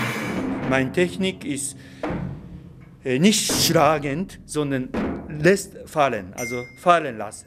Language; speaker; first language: German; non-native, fluent; Japanese